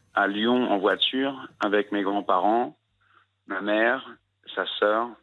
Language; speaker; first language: French; native; French